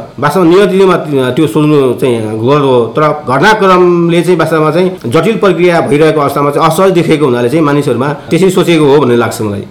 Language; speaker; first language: Nepali; non-native, local second language; Bhojpuri